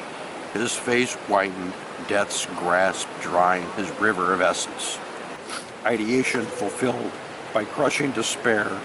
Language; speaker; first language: English; native; English